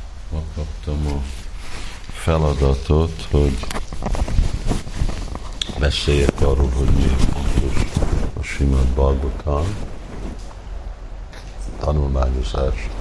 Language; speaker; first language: Hungarian; early bilingual, heritage; Hungarian